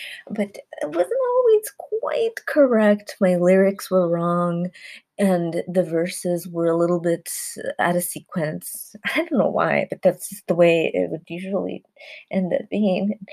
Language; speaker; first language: English; early bilingual, other home language; Spanish